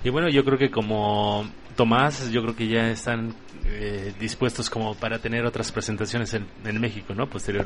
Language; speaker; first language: Spanish; native; Spanish